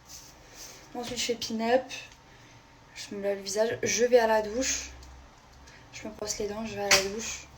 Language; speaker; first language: French; native; French